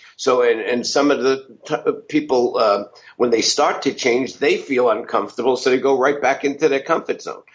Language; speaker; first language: English; native; English